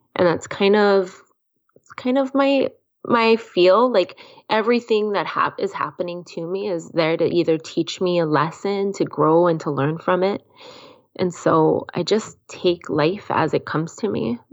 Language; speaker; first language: English; native; English